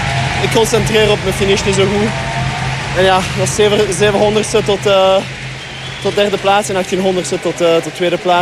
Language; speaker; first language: Dutch; non-native, local second language; French